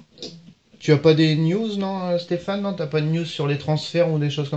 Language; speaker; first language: French; native; French